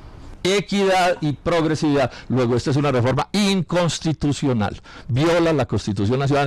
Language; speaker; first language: Spanish; native; Spanish